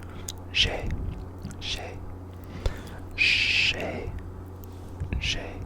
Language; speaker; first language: French; non-native, learner; English